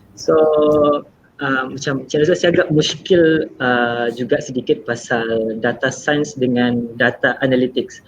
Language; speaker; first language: Malay; native; Malay